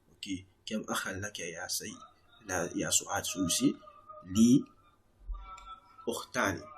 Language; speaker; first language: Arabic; non-native, fluent; English